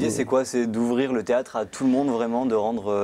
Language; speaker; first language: French; native; French